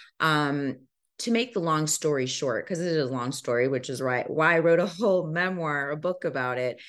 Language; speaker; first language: English; early bilingual, other home language; Lingala